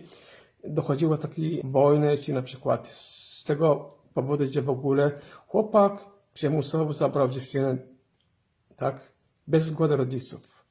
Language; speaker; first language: Polish; non-native, fluent; Somali